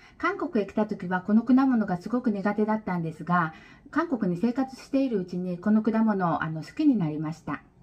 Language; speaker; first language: Japanese; native; Japanese